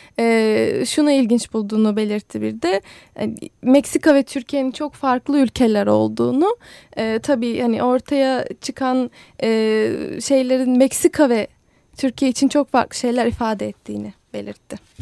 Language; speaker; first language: Turkish; native; Turkish